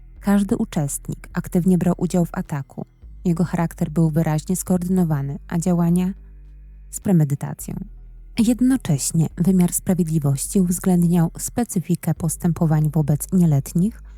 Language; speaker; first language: Polish; native; Polish